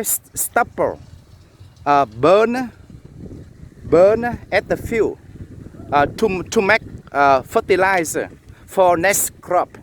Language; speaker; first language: English; non-native, learner; Vietnamese